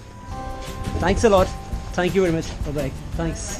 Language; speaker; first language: English; non-native, local second language; Hindi